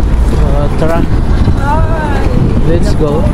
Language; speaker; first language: English; non-native, local second language; Filipino